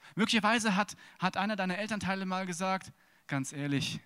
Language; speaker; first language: German; native; German